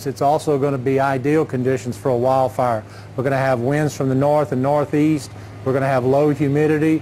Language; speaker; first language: English; native; English